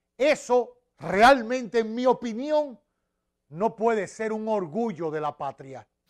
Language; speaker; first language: Spanish; native; Spanish